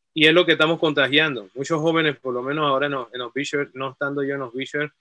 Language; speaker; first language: Spanish; native; Spanish